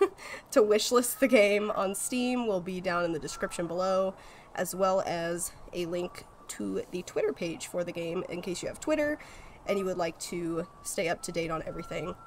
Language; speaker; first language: English; native; English